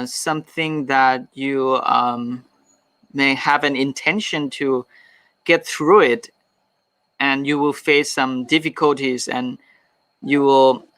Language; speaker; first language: English; non-native, fluent; Thai